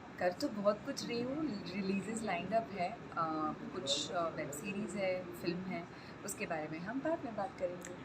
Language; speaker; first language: Hindi; non-native, local second language; Marathi